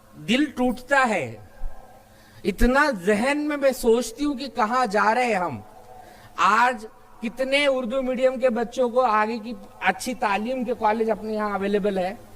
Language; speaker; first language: Hindi; non-native, local second language; Marathi